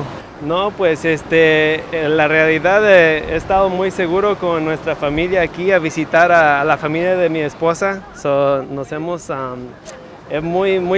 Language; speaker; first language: Spanish; early bilingual, heritage; Spanish